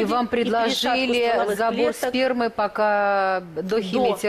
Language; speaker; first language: Russian; native; Russian